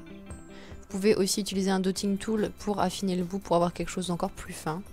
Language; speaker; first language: French; native; French